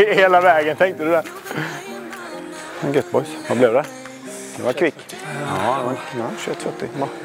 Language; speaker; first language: Swedish; native; Swedish